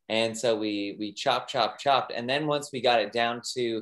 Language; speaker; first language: English; native; English